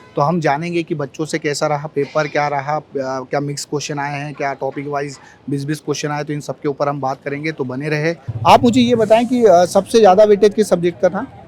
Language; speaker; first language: Hindi; native; Hindi